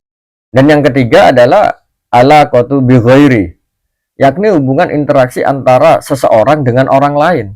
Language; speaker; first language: Indonesian; native; Indonesian